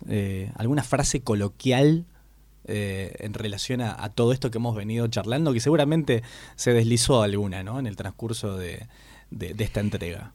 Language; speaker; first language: Spanish; native; Spanish